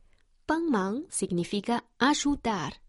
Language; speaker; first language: Portuguese; non-native, fluent; Chinese